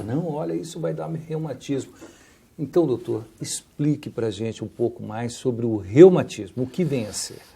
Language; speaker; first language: Portuguese; native; Portuguese